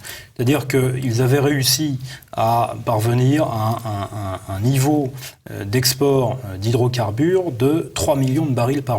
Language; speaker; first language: French; native; French